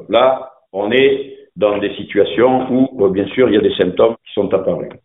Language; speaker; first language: French; native; French